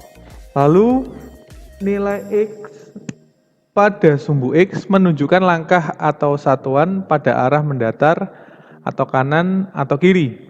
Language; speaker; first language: Indonesian; native; Indonesian